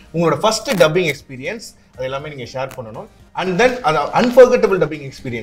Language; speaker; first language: Tamil; native; Tamil